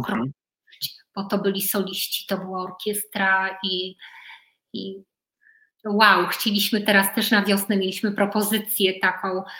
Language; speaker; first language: Polish; native; Polish